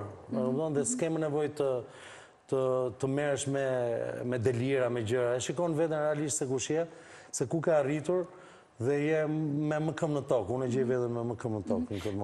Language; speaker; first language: Albanian; native; Albanian